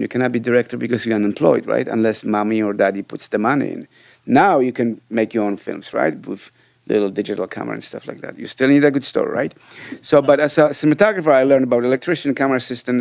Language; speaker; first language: English; non-native, fluent; Polish